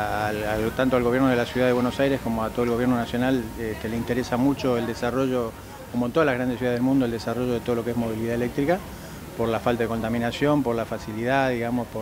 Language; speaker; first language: Spanish; native; Spanish